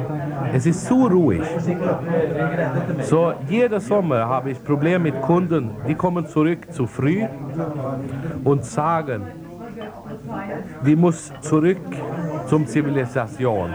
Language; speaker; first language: German; non-native, learner; Swedish